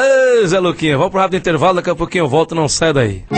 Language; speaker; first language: Portuguese; native; Portuguese